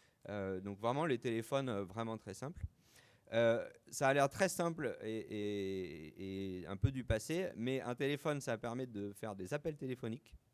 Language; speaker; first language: French; native; French